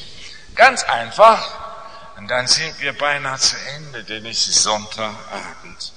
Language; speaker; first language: German; non-native, fluent; English